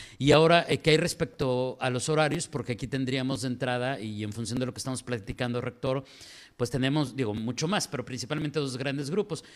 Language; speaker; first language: Spanish; native; Spanish